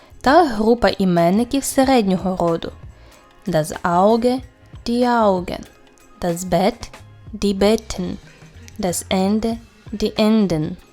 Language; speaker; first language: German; non-native, fluent; Ukrainian